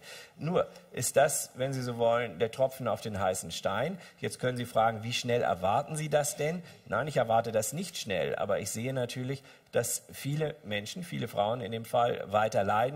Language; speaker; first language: German; native; German